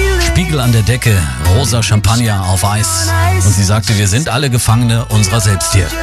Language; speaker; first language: German; native; German